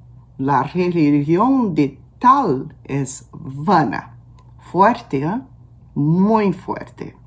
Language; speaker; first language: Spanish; non-native, learner; Portuguese